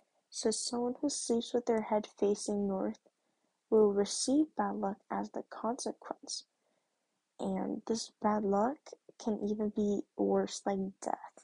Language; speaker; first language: English; native; English